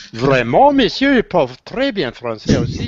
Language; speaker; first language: French; non-native, learner; English